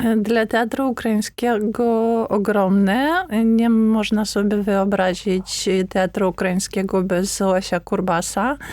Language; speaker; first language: Polish; non-native, fluent; Ukrainian